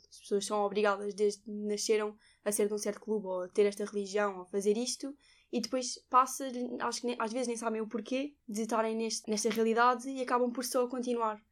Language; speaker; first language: Portuguese; native; Portuguese